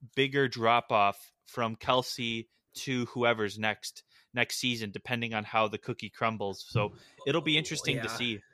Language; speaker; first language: English; native; English